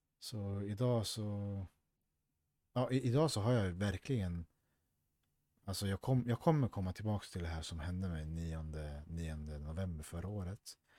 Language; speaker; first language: Swedish; early bilingual, other home language; Spanish